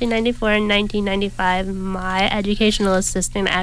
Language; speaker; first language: English; native; English